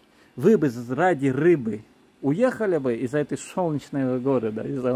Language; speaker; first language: Russian; native; Russian